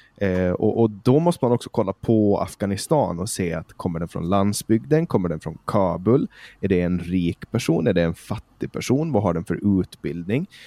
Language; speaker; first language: Swedish; native; Swedish